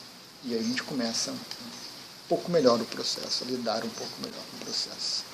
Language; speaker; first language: Portuguese; native; Portuguese